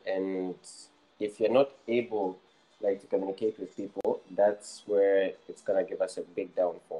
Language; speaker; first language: English; non-native, local second language; Nyanja